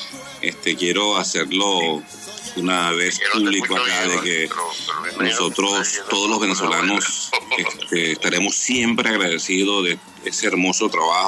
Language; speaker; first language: Spanish; native; Spanish